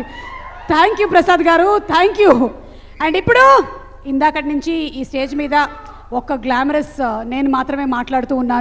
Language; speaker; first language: Telugu; native; Telugu